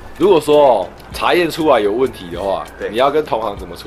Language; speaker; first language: Chinese; native; Chinese